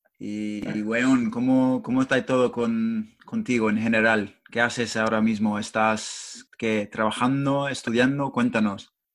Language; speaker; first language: Spanish; non-native, fluent; English